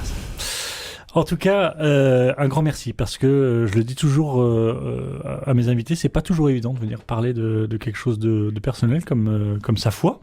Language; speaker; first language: French; native; French